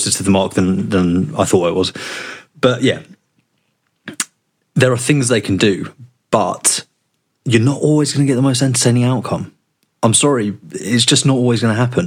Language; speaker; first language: English; native; English